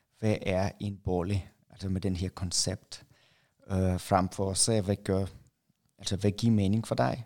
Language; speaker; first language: Danish; non-native, fluent; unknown